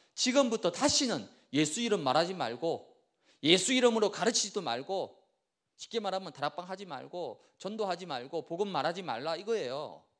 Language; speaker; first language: Korean; native; Korean